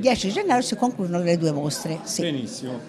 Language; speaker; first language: Italian; native; Italian